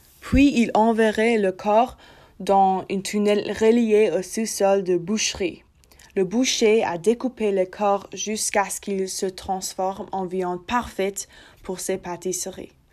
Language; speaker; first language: French; non-native, learner; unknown